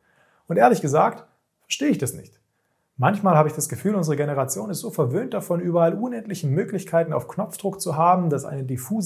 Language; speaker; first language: German; native; German